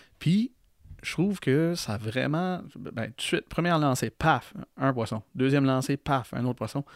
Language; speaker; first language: French; native; French